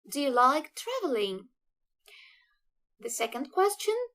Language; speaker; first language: English; non-native, fluent; Russian